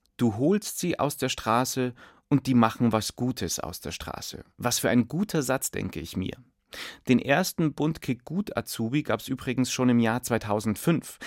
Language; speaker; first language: German; native; German